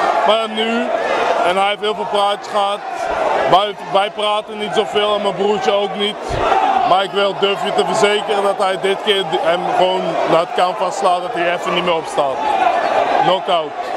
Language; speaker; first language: Dutch; native; Dutch